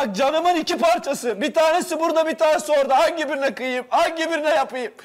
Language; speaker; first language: Turkish; native; Turkish